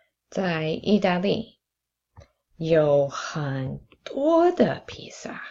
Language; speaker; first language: Chinese; non-native, fluent; English